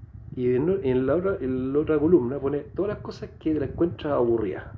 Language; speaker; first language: Spanish; native; Spanish